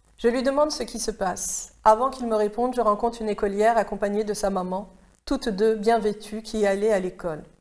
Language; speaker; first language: French; native; French